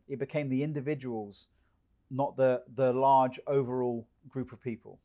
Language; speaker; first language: English; native; English